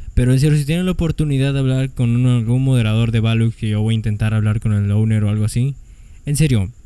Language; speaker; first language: Spanish; native; Spanish